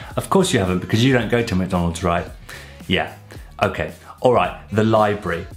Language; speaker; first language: English; native; English